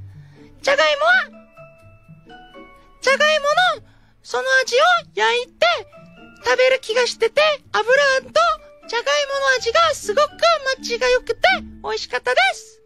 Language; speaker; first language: Japanese; non-native, fluent; Korean